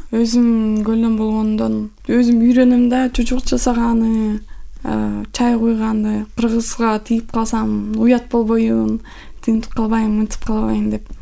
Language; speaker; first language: Kyrgyz; non-native, local second language; Russian